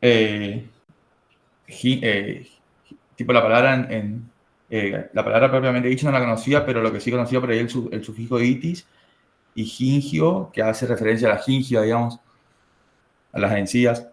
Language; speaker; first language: Spanish; native; Spanish